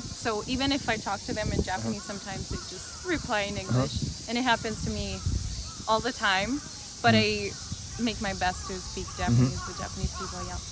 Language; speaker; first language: English; non-native, fluent; Italian